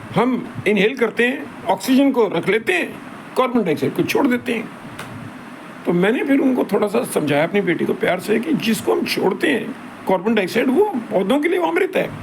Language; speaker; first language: Hindi; non-native, local second language; Saraiki